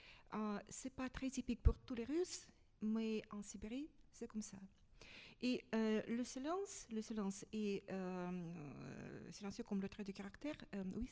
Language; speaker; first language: French; non-native, fluent; Russian